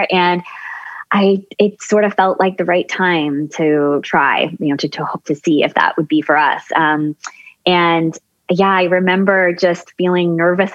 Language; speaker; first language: English; native; English